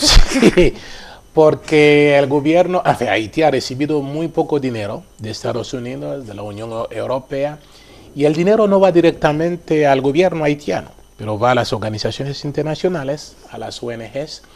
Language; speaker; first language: Spanish; non-native, fluent; Haitian Creole